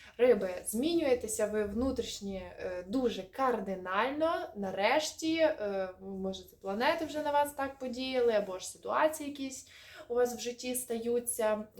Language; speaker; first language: Ukrainian; non-native, local second language; Russian